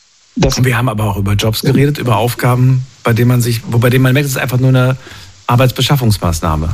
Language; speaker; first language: German; native; German